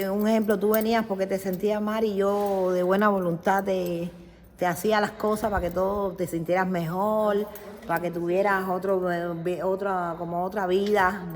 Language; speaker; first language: Spanish; native; Spanish